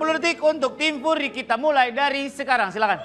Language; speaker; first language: Indonesian; native; Indonesian